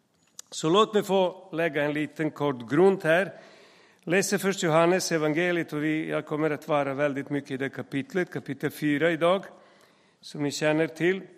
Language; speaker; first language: Swedish; non-native, fluent; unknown